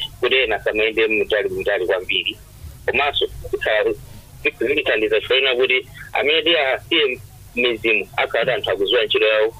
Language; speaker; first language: Nyanja; non-native, local second language; Tumbuka